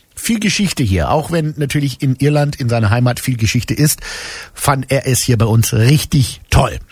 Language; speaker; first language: German; native; German